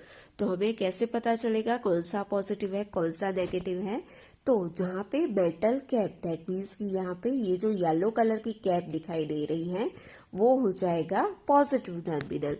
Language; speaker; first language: Hindi; non-native, local second language; Gujarati